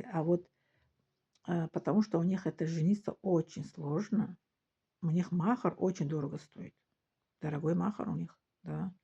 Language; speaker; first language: Russian; non-native, local second language; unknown